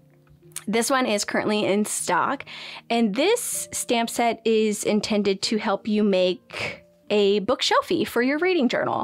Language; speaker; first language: English; native; English